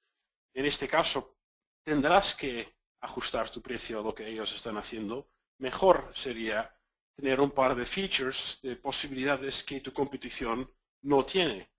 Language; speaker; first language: Spanish; non-native, fluent; Dutch